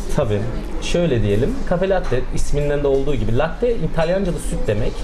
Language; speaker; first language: Turkish; native; Turkish